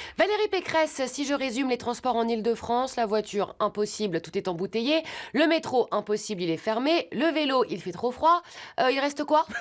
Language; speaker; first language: French; native; French